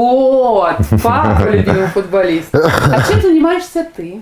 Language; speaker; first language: Russian; native; Russian